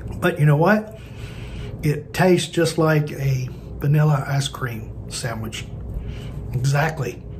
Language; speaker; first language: English; native; English